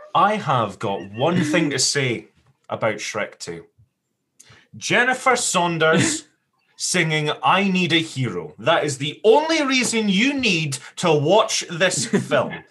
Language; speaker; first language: English; native; English